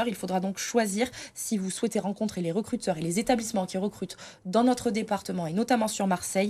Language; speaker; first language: French; native; French